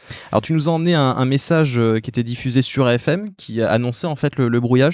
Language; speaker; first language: French; native; French